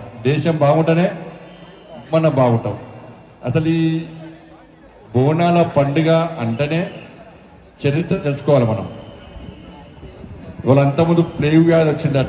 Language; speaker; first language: Telugu; native; Telugu